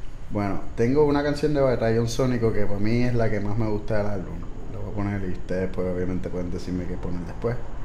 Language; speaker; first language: Spanish; early bilingual, heritage; Spanish